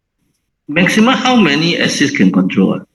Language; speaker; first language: English; non-native, local second language; Chinese